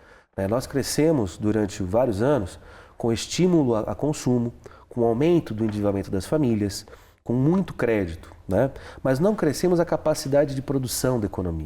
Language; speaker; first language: Portuguese; native; Portuguese